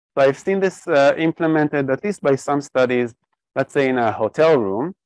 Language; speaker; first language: English; non-native, fluent; Hebrew